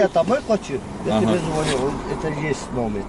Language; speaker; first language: Russian; non-native, learner; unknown